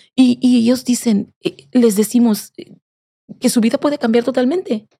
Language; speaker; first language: Spanish; native; Spanish